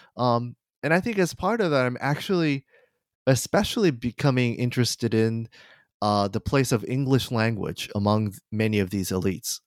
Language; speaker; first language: English; non-native, fluent; Japanese